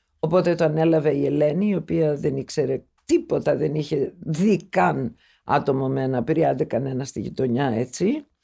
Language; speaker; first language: Greek; early bilingual, other home language; Turkish